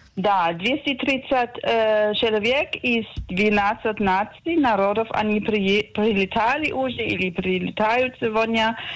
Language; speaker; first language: Russian; non-native, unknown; German